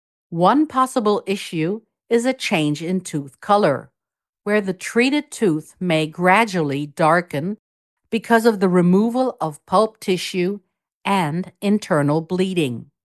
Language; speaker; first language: English; non-native, fluent; German